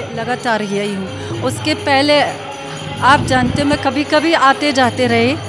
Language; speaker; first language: Hindi; non-native, fluent; German